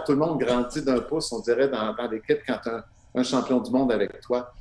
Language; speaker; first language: French; native; French